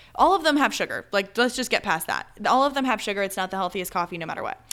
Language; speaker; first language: English; native; English